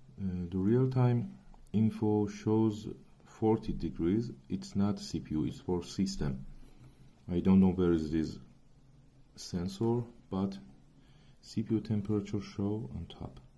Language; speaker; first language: English; non-native, learner; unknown